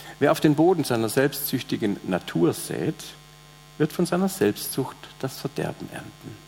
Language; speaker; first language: German; native; German